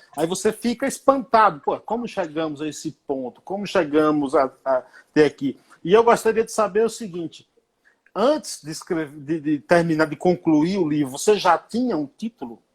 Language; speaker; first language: Portuguese; native; Portuguese